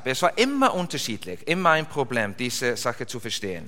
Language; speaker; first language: German; non-native, learner; Icelandic